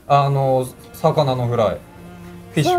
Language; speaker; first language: Japanese; native; Japanese